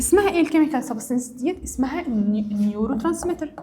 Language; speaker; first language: Arabic; native; Arabic